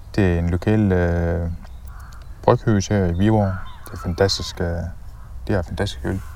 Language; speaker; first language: Danish; non-native, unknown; Arabic